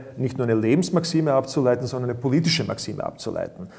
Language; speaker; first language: German; non-native, fluent; Bosnian